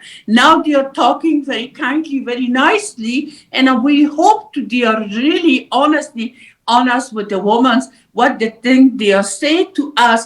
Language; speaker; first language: English; non-native, learner; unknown